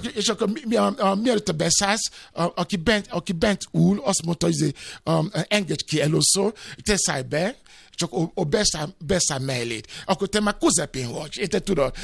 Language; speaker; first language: Hungarian; non-native, fluent; Yoruba